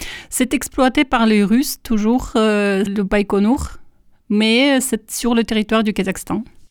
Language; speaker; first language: French; non-native, fluent; Russian